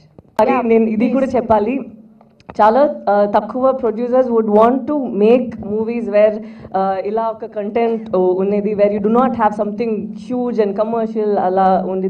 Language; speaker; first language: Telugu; non-native, local second language; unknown